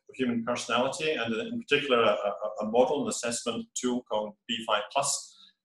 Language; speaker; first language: English; native; English